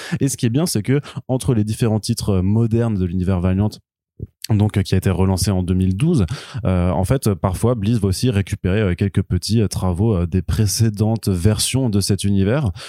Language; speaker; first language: French; native; French